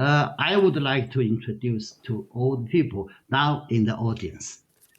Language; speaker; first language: English; non-native, learner; Chinese